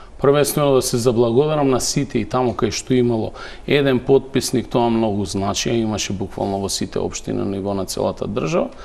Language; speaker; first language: Macedonian; native; Macedonian